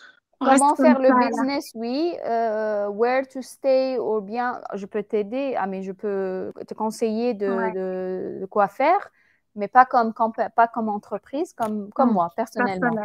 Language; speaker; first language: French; non-native, fluent; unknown